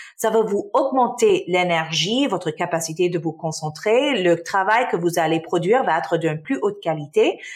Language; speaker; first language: French; early bilingual, other home language; Arabic